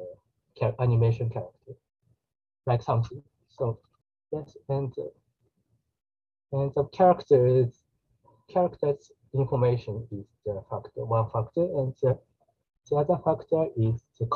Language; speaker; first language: English; non-native, learner; Japanese